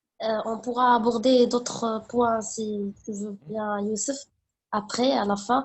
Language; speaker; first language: French; non-native, local second language; Arabic